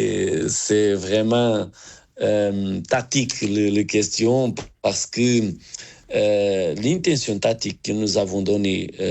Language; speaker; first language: French; non-native, learner; Portuguese